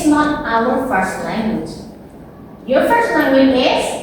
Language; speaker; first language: English; non-native, learner; Indonesian